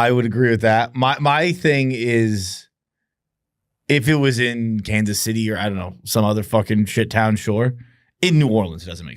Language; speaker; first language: English; native; English